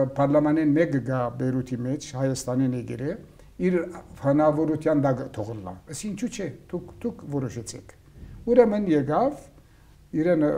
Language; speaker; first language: Armenian; early bilingual, heritage; Armenian